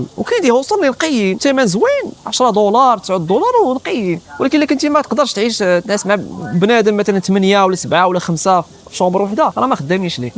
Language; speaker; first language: Arabic; native; Arabic